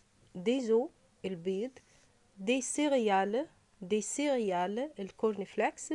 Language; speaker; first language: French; non-native, fluent; Arabic